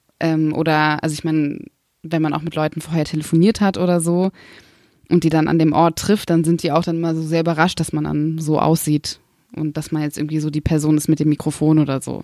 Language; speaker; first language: German; early bilingual, other home language; Kurdish